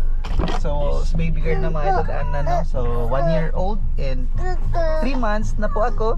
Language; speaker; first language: Filipino; native; Filipino